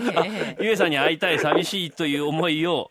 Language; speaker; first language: Japanese; native; Japanese